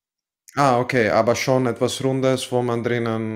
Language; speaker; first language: German; non-native, fluent; Italian